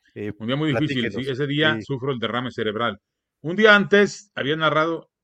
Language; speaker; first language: Spanish; native; Spanish